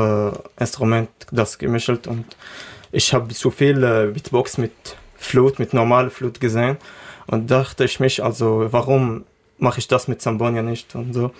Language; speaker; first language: German; non-native, learner; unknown